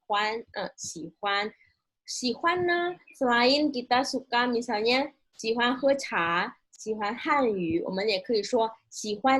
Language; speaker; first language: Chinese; non-native, fluent; Indonesian